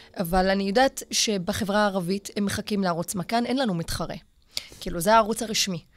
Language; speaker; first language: Hebrew; non-native, local second language; Arabic